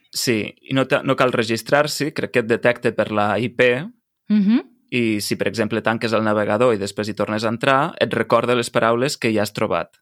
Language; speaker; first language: Catalan; native; Catalan